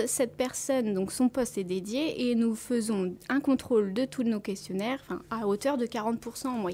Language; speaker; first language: French; native; French